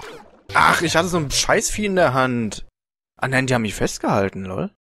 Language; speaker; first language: German; native; German